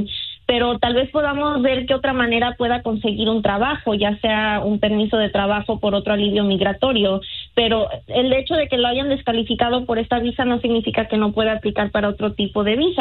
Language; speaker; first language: Spanish; early bilingual, other home language; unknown